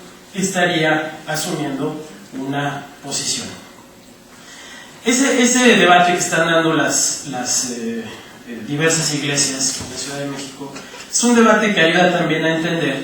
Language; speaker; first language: Spanish; native; Spanish